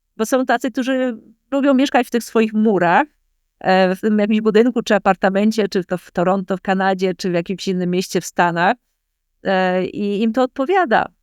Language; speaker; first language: Polish; native; Polish